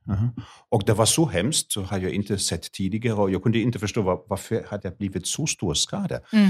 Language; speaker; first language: Swedish; non-native, fluent; German